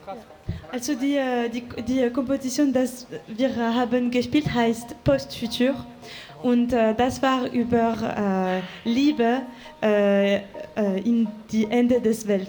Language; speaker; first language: German; non-native, local second language; French